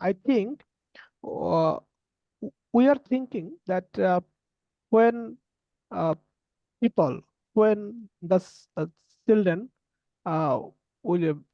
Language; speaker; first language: English; non-native, learner; Bangla